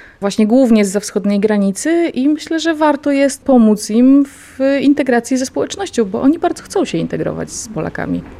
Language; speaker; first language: Polish; native; Polish